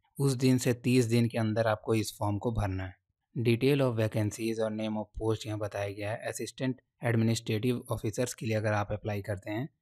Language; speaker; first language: Hindi; native; Hindi